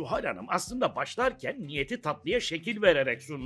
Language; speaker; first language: Turkish; native; Turkish